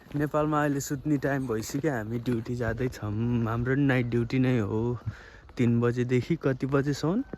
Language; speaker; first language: Nepali; native; Nepali